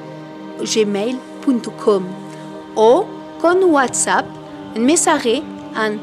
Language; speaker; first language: Spanish; non-native, learner; French